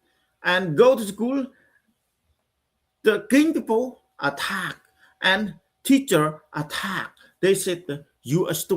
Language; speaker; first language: English; non-native, learner; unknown